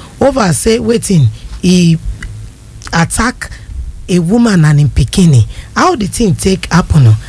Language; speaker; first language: Nigerian Pidgin; non-native, local second language; Yoruba